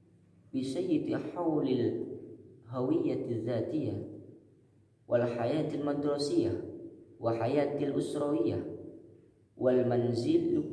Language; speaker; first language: Arabic; non-native, learner; Indonesian